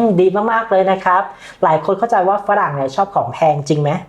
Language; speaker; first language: Thai; native; Thai